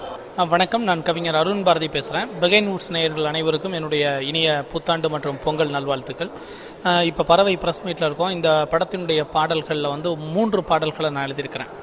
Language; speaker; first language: Tamil; native; Tamil